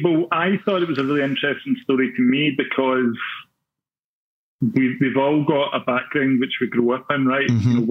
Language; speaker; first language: English; native; English